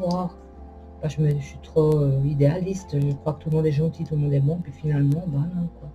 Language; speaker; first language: French; native; French